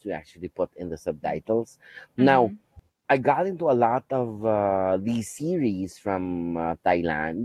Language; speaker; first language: English; non-native, local second language; Filipino